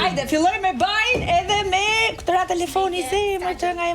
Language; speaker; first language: Albanian; native; Albanian